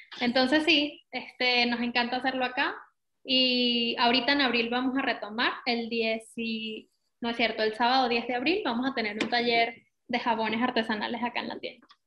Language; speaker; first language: Spanish; native; Spanish